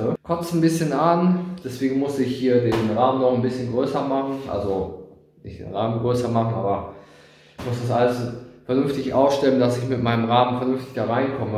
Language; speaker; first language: German; native; German